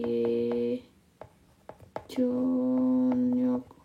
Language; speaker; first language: Korean; non-native, fluent; Indonesian